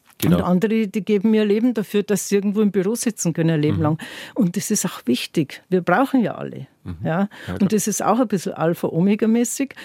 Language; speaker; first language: German; native; German